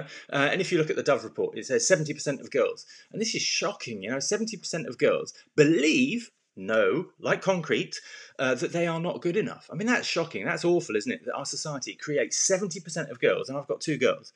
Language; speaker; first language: English; native; English